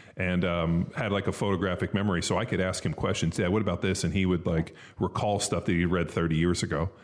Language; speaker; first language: English; native; English